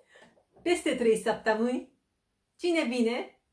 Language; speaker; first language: Romanian; non-native, fluent; Japanese